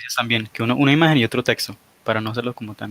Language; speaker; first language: Spanish; native; Spanish